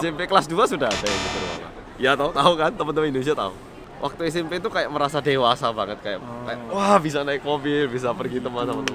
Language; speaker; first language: Indonesian; early bilingual, other home language; Korean